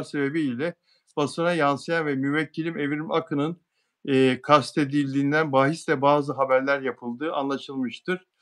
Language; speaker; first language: Turkish; native; Turkish